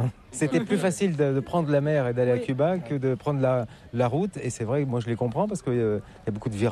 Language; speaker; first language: French; native; French